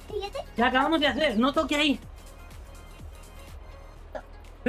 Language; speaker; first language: Spanish; non-native, learner; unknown